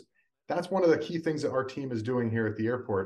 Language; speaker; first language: English; native; English